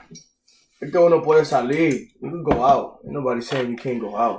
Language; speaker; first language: English; early bilingual, other home language; Spanish